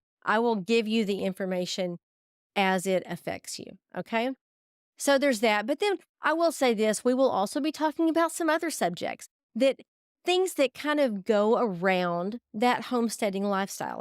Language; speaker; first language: English; native; English